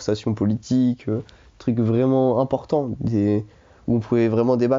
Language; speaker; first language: French; native; French